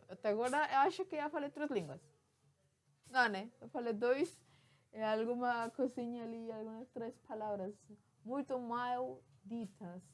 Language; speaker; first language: Portuguese; non-native, fluent; Spanish